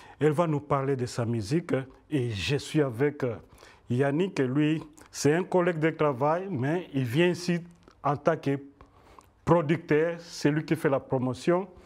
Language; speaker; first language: French; non-native, local second language; Swahili